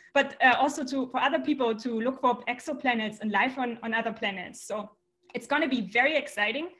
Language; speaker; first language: English; non-native, fluent; German